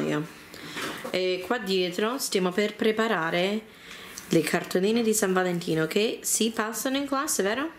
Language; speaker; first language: Italian; early bilingual, heritage; Italian